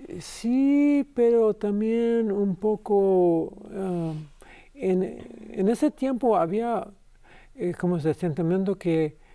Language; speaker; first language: Spanish; early bilingual, heritage; English